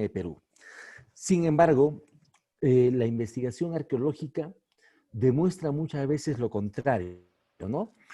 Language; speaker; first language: Spanish; native; Spanish